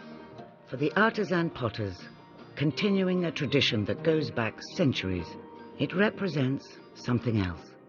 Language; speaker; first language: English; native; English